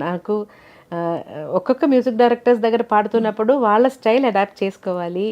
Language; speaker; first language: Telugu; non-native, fluent; Malayalam